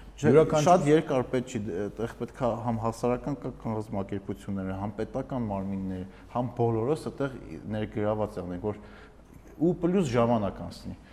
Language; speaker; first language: Armenian; native; Armenian